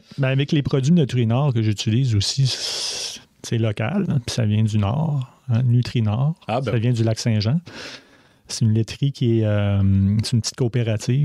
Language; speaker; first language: French; native; French